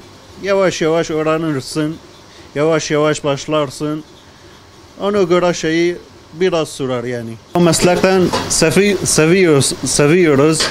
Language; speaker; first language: Turkish; non-native, learner; Arabic